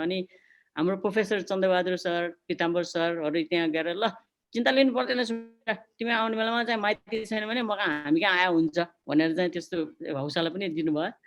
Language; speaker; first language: Nepali; native; Nepali